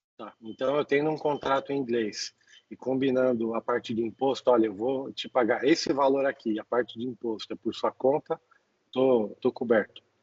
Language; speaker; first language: Portuguese; native; Portuguese